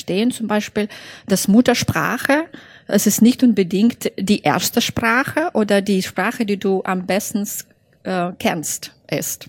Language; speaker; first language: German; non-native, fluent; Russian